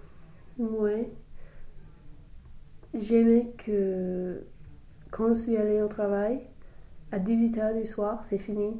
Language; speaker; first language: French; non-native, fluent; English